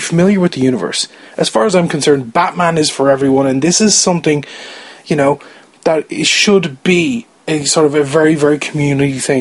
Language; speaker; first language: English; native; English